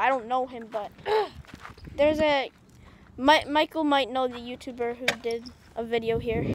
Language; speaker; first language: English; native; English